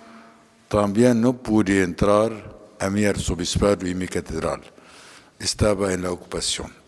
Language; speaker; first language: Spanish; non-native, fluent; Arabic